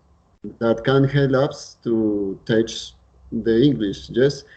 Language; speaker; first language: English; non-native, learner; Spanish